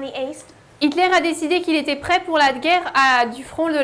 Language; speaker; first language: French; native; French